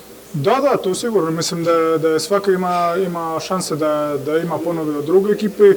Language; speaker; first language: Macedonian; non-native, fluent; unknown